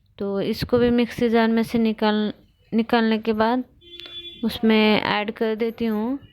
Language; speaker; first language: Hindi; non-native, local second language; Marathi